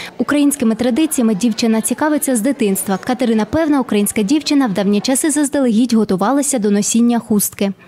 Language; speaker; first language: Ukrainian; native; Ukrainian